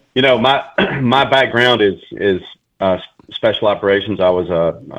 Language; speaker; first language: English; native; English